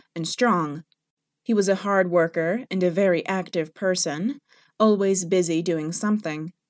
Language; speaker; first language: English; non-native, fluent; Thai